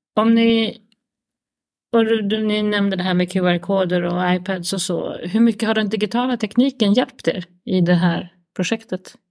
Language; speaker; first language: Swedish; native; Swedish